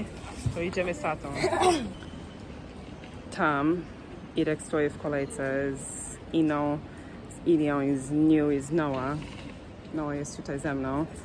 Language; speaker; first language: Polish; non-native, fluent; English